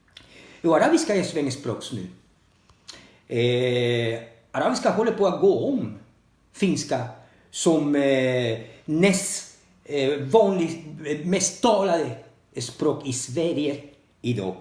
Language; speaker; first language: Swedish; non-native, learner; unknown